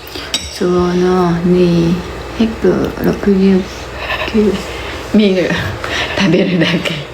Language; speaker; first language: Japanese; non-native, learner; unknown